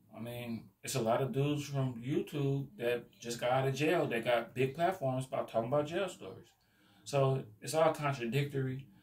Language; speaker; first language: English; native; English